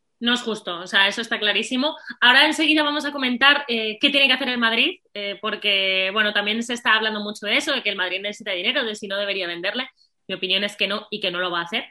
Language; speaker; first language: Spanish; native; Spanish